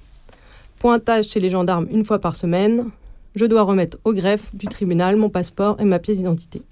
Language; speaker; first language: French; native; French